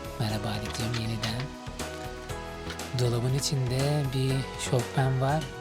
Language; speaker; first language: Turkish; non-native, fluent; Arabic